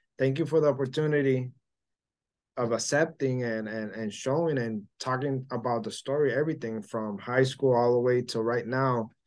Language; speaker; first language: English; non-native, local second language; Spanish